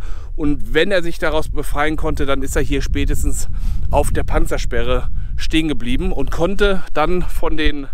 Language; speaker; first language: German; native; German